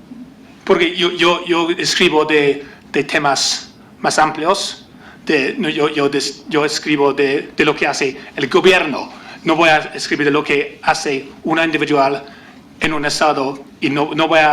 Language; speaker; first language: Spanish; non-native, learner; English